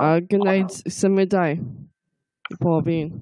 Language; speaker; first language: Welsh; non-native, learner; English